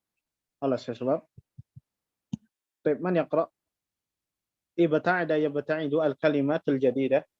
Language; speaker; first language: Arabic; non-native, fluent; Indonesian